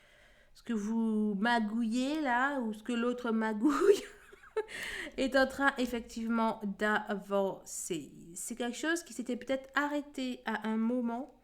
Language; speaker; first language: French; native; French